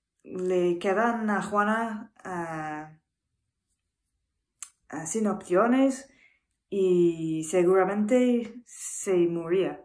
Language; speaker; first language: Spanish; non-native, learner; English